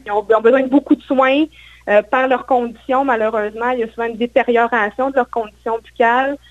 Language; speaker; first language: French; native; French